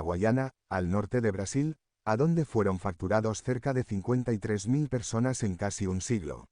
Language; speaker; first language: Spanish; native; Spanish